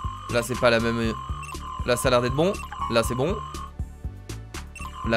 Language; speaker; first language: French; native; French